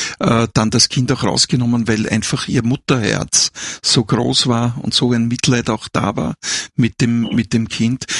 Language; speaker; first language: German; native; German